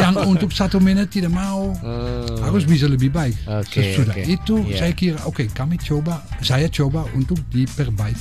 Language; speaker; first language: Indonesian; non-native, fluent; Dutch